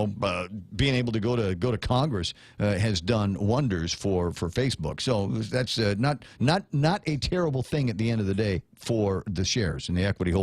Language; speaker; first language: English; native; English